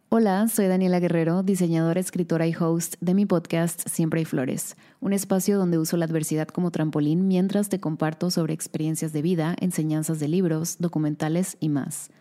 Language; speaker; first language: Spanish; native; Spanish